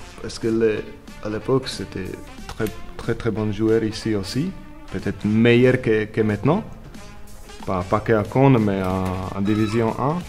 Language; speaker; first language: French; non-native, learner; Slovak